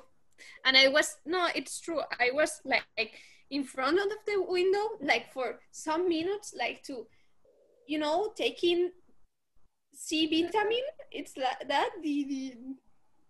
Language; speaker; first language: English; non-native, learner; Spanish